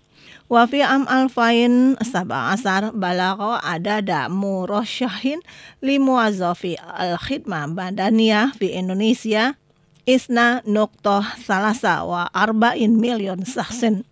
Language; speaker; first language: Arabic; non-native, fluent; Indonesian